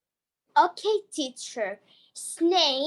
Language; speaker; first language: English; non-native, learner; Arabic